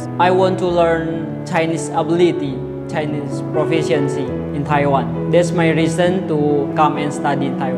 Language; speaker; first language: English; non-native, learner; Indonesian